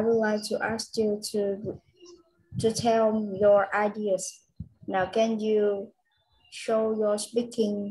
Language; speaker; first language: English; non-native, learner; Vietnamese